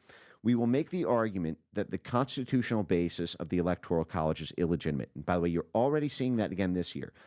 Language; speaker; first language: English; native; English